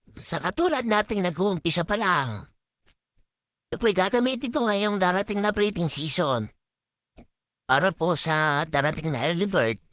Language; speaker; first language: Filipino; non-native, local second language; Bikol